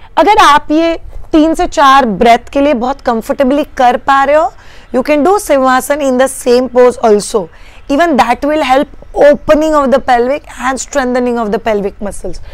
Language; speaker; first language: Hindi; non-native, local second language; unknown